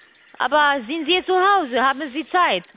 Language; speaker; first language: German; non-native, learner; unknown